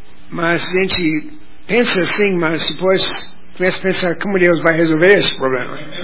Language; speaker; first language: Portuguese; non-native, fluent; English